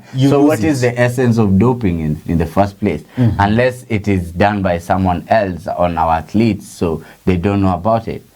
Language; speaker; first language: English; non-native, local second language; Swahili